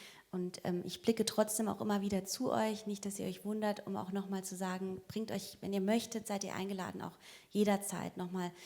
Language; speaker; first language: German; native; German